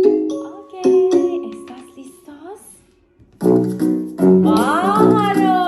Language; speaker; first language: Spanish; non-native, learner; Turkish